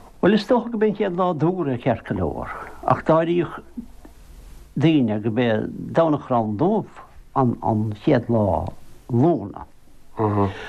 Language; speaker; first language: Irish; native; Irish